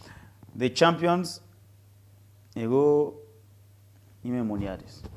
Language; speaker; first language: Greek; non-native, learner; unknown